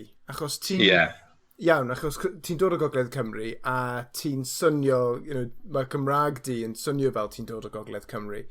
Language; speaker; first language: Welsh; non-native, learner; English